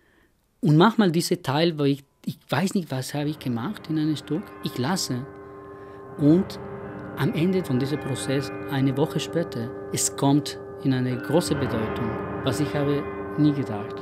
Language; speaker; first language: German; non-native, fluent; Spanish